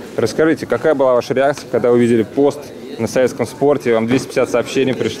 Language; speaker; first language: Russian; native; Russian